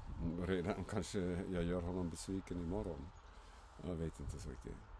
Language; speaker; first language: Swedish; non-native, fluent; German